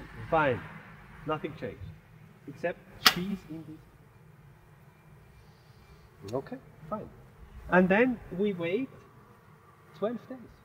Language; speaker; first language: English; non-native, fluent; German